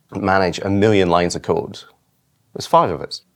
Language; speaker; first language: English; native; English